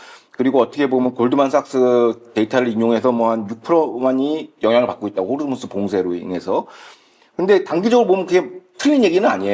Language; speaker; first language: Korean; native; Korean